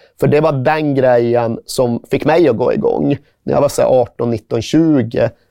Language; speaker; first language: Swedish; native; Swedish